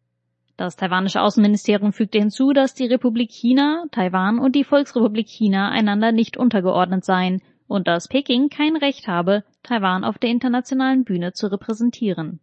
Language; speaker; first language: German; native; German